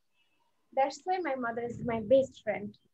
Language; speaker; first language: English; non-native, learner; Bangla